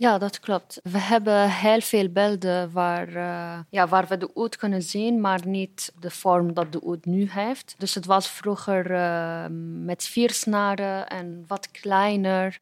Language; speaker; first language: Dutch; non-native, fluent; Arabic